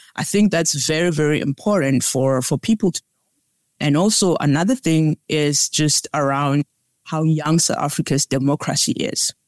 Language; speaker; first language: English; non-native, local second language; Tsonga